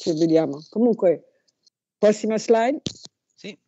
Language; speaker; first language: Italian; non-native, learner; English